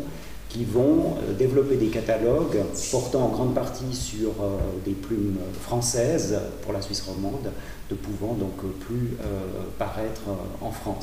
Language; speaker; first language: French; native; French